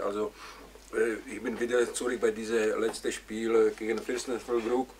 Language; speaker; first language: German; non-native, fluent; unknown